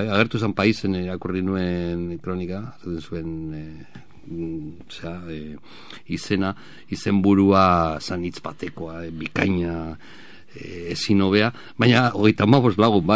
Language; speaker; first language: Basque; native; Basque